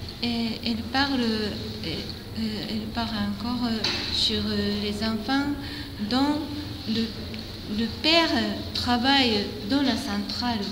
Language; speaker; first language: French; non-native, fluent; Japanese